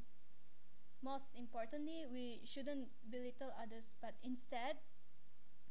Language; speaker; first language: English; non-native, local second language; Malay